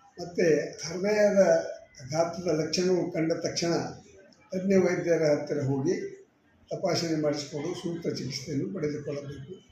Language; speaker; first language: Kannada; native; Kannada